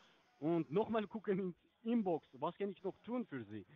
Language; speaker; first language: German; non-native, learner; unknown